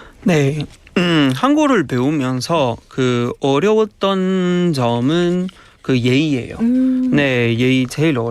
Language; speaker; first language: Korean; non-native, fluent; Spanish